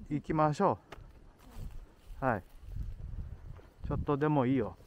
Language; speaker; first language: Japanese; non-native, learner; Indonesian